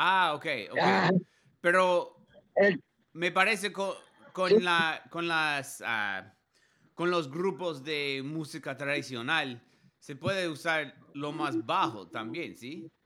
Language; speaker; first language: Spanish; non-native, learner; English